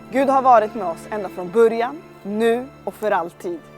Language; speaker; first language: Swedish; early bilingual, other home language; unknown